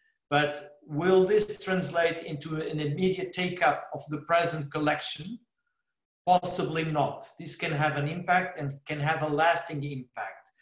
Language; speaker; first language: English; non-native, fluent; Portuguese